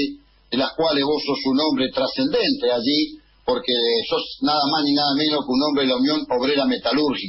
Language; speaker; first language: Spanish; native; Spanish